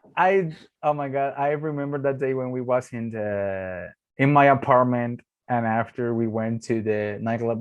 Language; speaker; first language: English; non-native, learner; Spanish